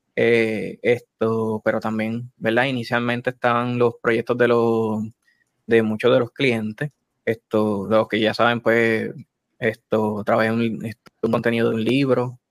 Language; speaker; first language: Spanish; native; Spanish